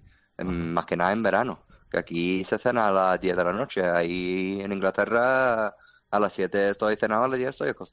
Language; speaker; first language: Spanish; non-native, fluent; English